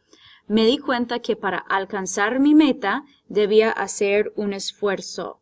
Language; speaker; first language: Spanish; non-native, fluent; English